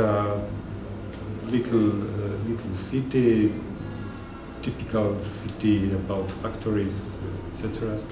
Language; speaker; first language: English; non-native, learner; Polish